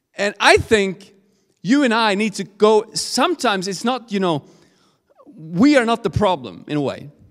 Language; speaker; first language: English; non-native, fluent; Swedish